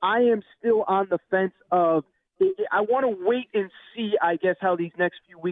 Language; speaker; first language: English; native; English